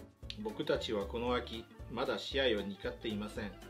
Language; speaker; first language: Japanese; non-native, fluent; French